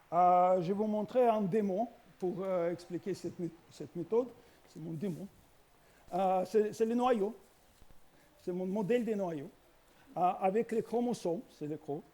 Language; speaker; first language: French; non-native, learner; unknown